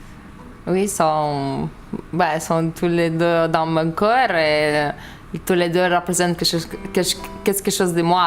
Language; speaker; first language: French; non-native, learner; Lithuanian